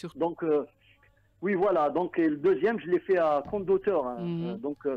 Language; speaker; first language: French; non-native, local second language; Arabic